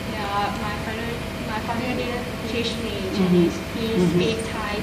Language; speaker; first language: English; non-native, learner; Thai